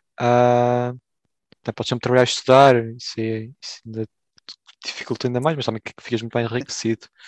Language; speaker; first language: Portuguese; native; Portuguese